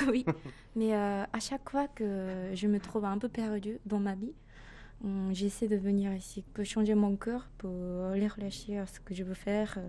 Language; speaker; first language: French; non-native, fluent; Japanese